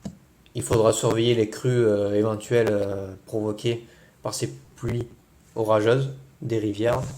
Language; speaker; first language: French; native; French